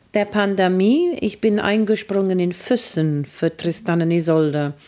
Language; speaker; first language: German; non-native, fluent; English